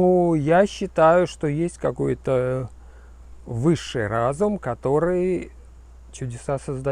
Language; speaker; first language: Russian; native; Russian